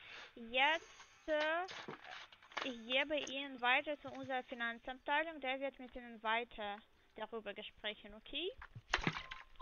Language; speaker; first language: German; non-native, learner; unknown